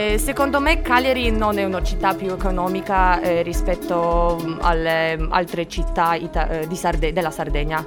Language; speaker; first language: Italian; non-native, fluent; Russian